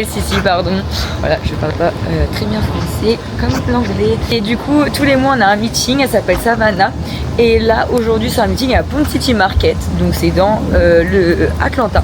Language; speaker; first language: French; native; French